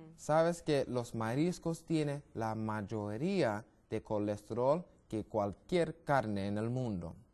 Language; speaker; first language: Spanish; non-native, learner; English